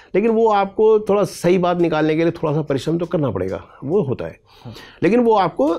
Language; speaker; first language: Hindi; native; Hindi